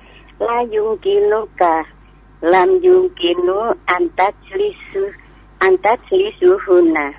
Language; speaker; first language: Arabic; non-native, learner; Indonesian